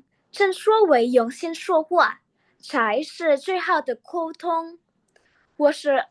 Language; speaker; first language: Chinese; non-native, learner; Indonesian